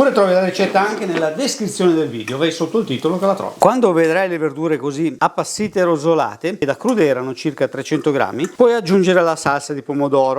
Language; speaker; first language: Italian; native; Italian